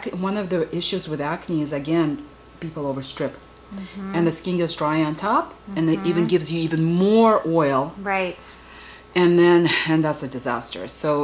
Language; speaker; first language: English; non-native, fluent; Russian